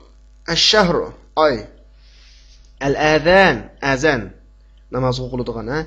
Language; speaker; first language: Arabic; non-native, fluent; Uyghur